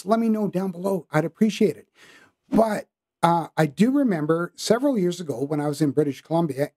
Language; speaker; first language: English; native; English